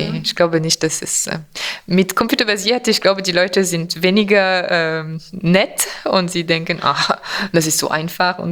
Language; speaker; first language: German; non-native, fluent; French